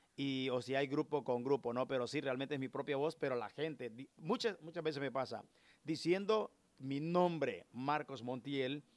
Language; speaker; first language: Spanish; native; Spanish